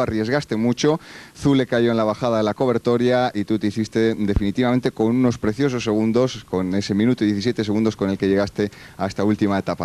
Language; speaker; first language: Spanish; native; Spanish